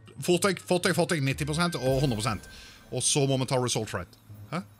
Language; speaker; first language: Norwegian; native; Norwegian